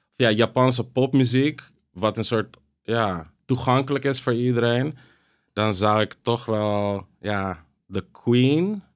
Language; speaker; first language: Dutch; early bilingual, other home language; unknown